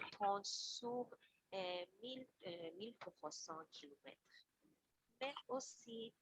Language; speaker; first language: French; non-native, learner; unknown